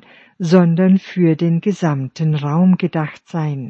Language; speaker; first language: German; native; German